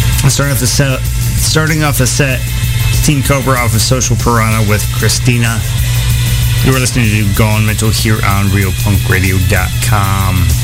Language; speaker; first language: English; native; English